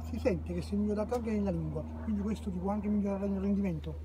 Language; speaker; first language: Italian; native; Italian